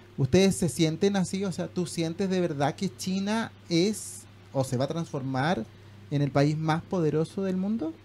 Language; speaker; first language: Spanish; native; Spanish